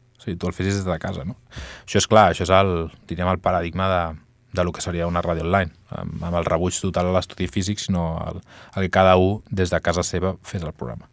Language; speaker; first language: Catalan; non-native, local second language; Spanish